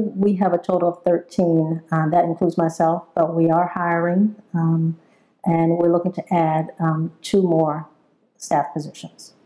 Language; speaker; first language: English; native; English